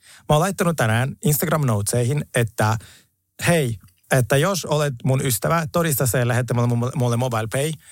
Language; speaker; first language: Finnish; native; Finnish